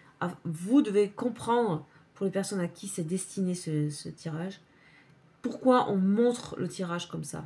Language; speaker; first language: French; native; French